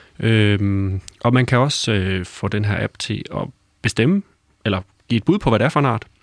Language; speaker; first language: Danish; native; Danish